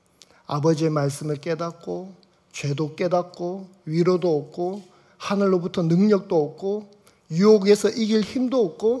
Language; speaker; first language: Korean; native; Korean